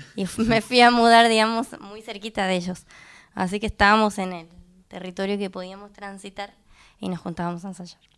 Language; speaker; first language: Spanish; native; Spanish